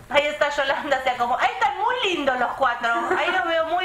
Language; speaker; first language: Spanish; native; Spanish